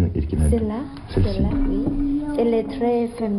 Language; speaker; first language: French; non-native, fluent; Thai